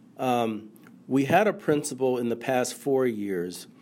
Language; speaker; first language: English; native; English